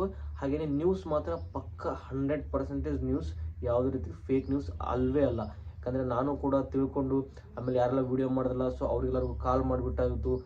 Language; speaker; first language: Kannada; native; Kannada